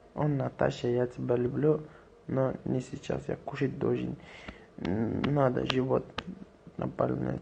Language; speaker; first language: Russian; non-native, local second language; Azerbaijani